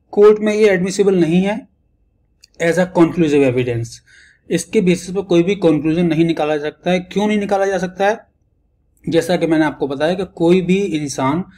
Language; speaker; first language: Hindi; native; Hindi